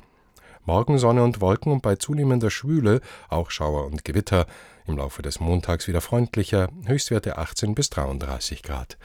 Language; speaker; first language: German; native; German